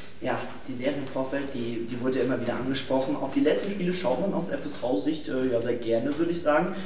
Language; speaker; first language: German; native; German